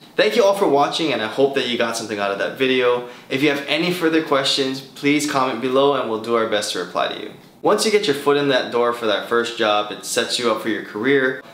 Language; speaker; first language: English; native; English